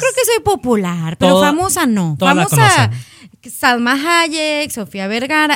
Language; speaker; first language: Spanish; native; Spanish